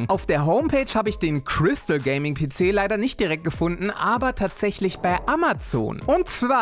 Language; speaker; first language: German; native; German